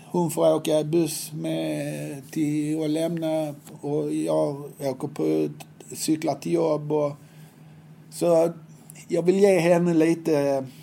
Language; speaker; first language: Swedish; native; Swedish